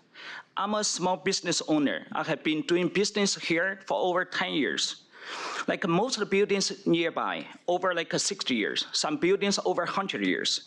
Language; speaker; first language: English; non-native, fluent; Chinese